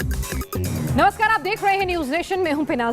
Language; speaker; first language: Hindi; native; Hindi